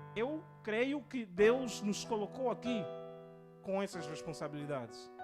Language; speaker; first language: Portuguese; native; Portuguese